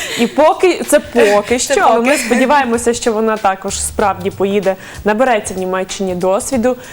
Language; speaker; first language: Ukrainian; native; Ukrainian